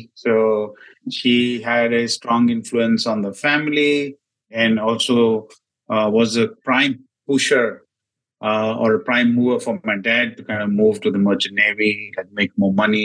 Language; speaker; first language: English; non-native, local second language; Hindi